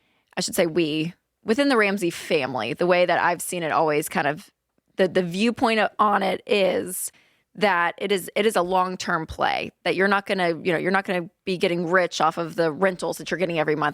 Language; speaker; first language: English; native; English